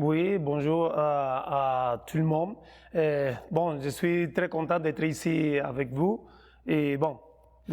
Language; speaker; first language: French; non-native, fluent; Spanish